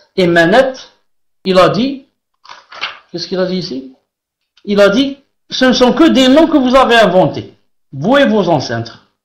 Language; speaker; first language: French; non-native, local second language; Arabic